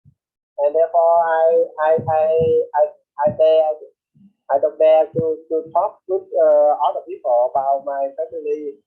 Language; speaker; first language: English; non-native, learner; Vietnamese